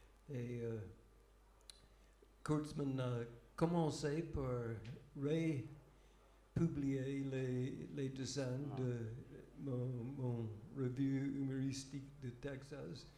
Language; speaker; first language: French; non-native, fluent; English